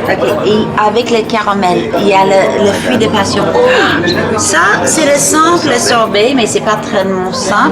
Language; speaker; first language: French; non-native, fluent; English